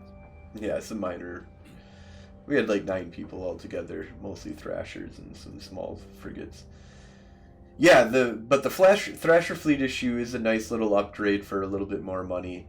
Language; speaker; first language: English; native; English